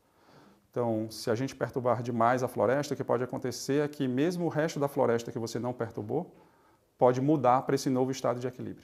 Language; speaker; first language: Portuguese; native; Portuguese